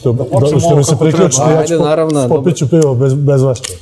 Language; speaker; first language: Serbian; native; Serbian